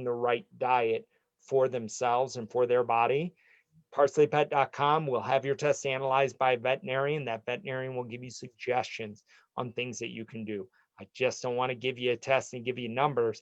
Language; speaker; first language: English; native; English